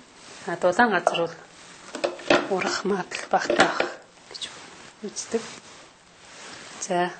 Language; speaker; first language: Mongolian; native; Mongolian